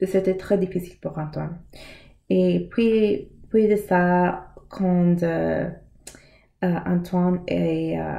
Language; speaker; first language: French; non-native, learner; English